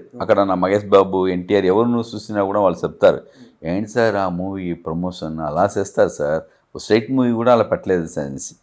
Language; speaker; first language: Telugu; non-native, learner; Tamil